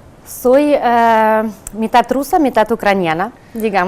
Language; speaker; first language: Spanish; non-native, fluent; Russian